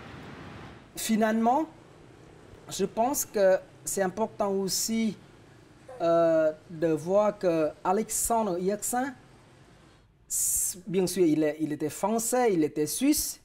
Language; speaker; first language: French; non-native, fluent; Vietnamese